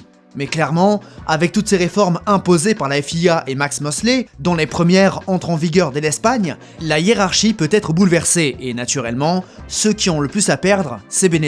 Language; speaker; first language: French; native; French